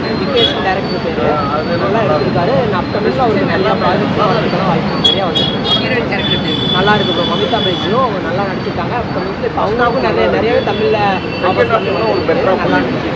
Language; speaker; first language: Tamil; native; Tamil